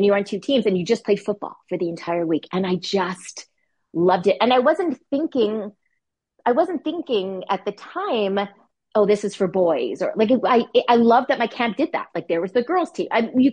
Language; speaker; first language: English; native; English